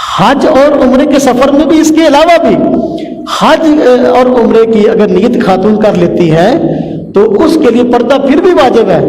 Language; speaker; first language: Urdu; non-native, local second language; Punjabi